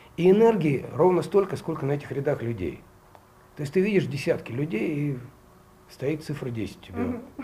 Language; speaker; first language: Russian; native; Russian